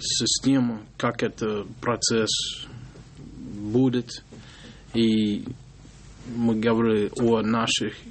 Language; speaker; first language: Russian; non-native, learner; English